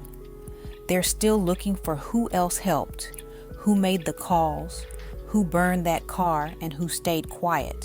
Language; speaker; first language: English; native; English